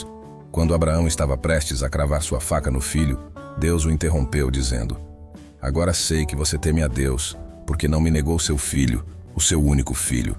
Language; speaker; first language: Portuguese; native; Portuguese